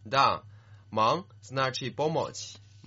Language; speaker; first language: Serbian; non-native, fluent; Chinese